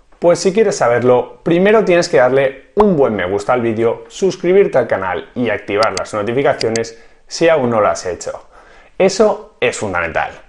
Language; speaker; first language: Spanish; native; Spanish